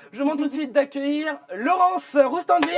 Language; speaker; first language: French; native; French